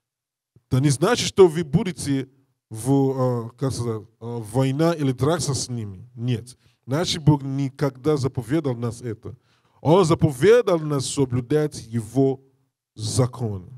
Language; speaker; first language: Russian; non-native, learner; English